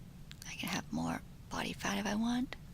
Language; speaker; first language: English; native; English